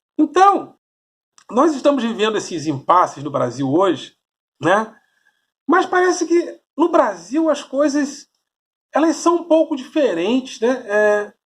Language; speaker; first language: Portuguese; native; Portuguese